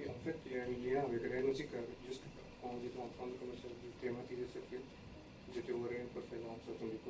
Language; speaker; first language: French; non-native, learner; English